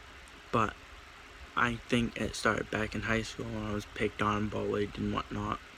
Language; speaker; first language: English; native; English